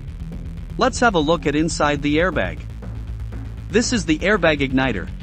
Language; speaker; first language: English; non-native, fluent; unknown